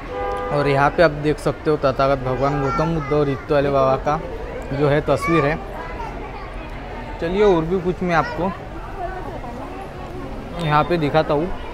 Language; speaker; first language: Hindi; non-native, local second language; Marathi